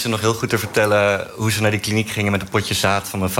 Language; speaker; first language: Dutch; native; Dutch